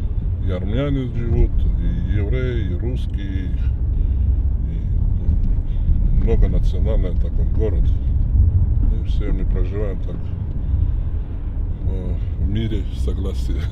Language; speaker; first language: Russian; non-native, fluent; Georgian